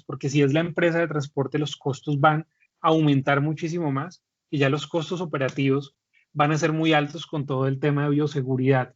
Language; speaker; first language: Spanish; native; Spanish